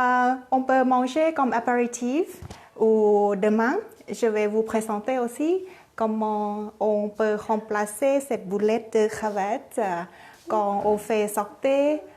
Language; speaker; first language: French; non-native, fluent; Thai